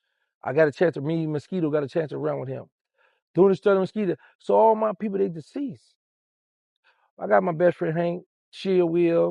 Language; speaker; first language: English; native; English